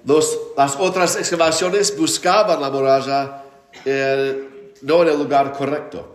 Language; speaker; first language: Spanish; non-native, fluent; English